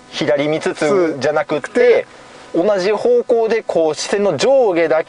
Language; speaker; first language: Japanese; native; Japanese